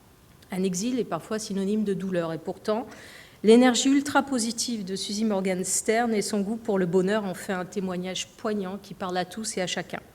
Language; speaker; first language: French; native; French